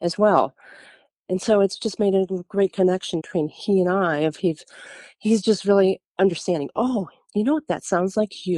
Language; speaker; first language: English; early bilingual, other home language; German